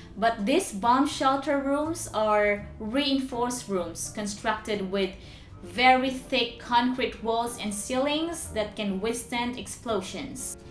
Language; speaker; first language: English; non-native, local second language; Cebuano